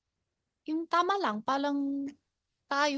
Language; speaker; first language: Filipino; non-native, learner; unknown